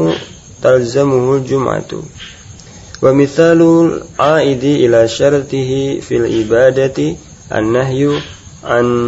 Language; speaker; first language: Arabic; non-native, learner; Indonesian